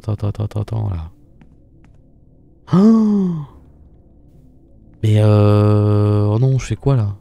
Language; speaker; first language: French; native; French